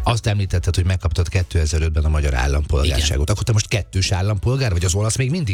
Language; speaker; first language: Hungarian; native; Hungarian